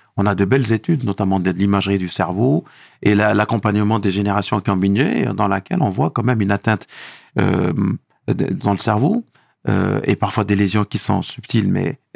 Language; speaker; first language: French; non-native, local second language; Arabic